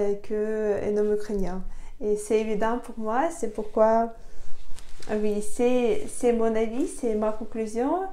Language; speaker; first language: French; non-native, fluent; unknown